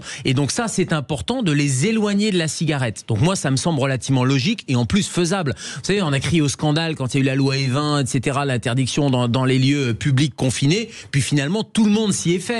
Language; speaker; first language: French; native; French